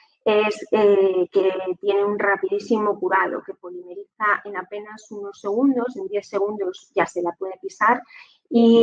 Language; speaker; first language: Spanish; native; Spanish